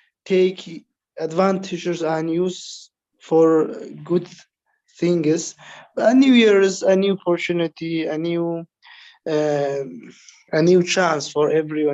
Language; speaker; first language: English; non-native, learner; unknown